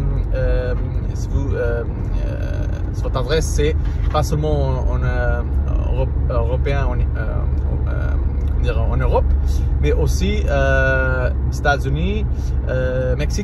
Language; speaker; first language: French; non-native, learner; Portuguese